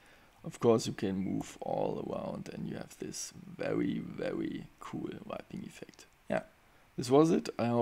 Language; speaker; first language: English; non-native, fluent; German